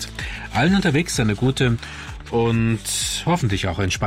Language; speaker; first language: German; native; German